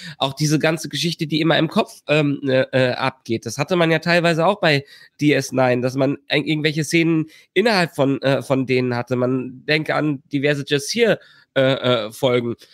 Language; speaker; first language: German; native; German